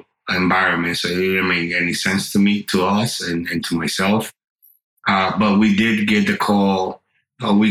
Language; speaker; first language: English; non-native, fluent; Spanish